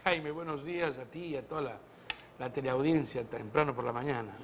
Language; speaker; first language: Spanish; native; Spanish